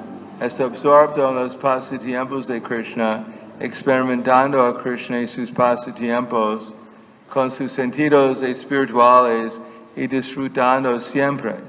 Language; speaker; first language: Spanish; non-native, fluent; English